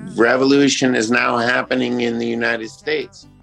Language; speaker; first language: English; native; English